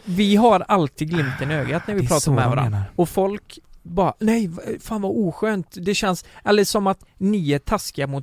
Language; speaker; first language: Swedish; native; Swedish